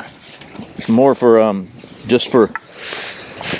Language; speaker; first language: English; native; English